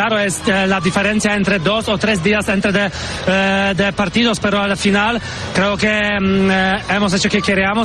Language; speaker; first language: Spanish; non-native, learner; Polish